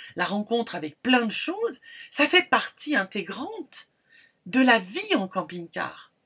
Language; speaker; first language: French; native; French